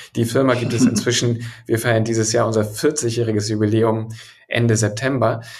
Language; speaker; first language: German; native; German